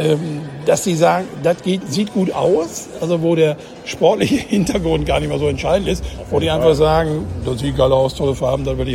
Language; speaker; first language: German; native; German